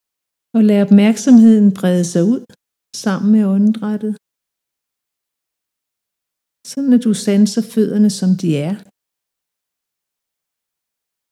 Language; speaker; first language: Danish; native; Danish